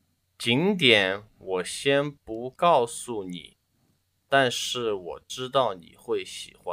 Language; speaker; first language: Chinese; non-native, learner; English